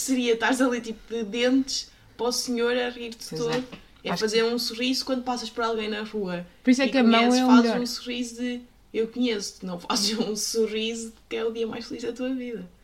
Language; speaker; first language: Portuguese; native; Portuguese